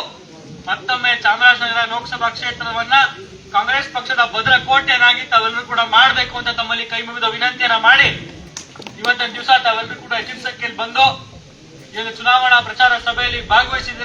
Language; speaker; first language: Kannada; native; Kannada